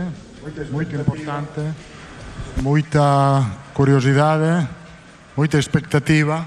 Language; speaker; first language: Portuguese; non-native, fluent; Italian